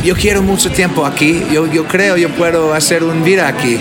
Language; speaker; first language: Spanish; non-native, learner; English